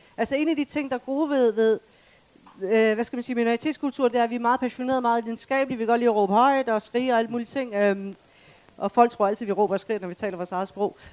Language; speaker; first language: Danish; early bilingual, other home language; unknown